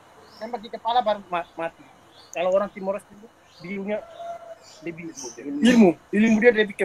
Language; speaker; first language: Indonesian; non-native, local second language; Tetum